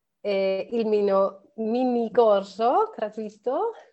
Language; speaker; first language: Italian; non-native, learner; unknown